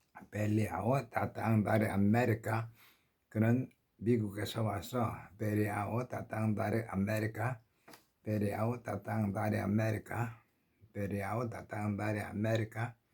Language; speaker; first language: Indonesian; non-native, learner; Korean